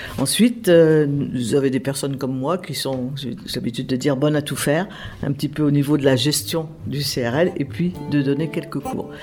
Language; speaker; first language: French; native; French